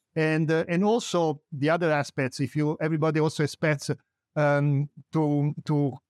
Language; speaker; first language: English; non-native, fluent; Italian